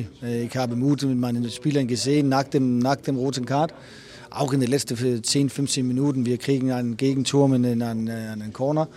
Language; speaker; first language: German; non-native, fluent; Danish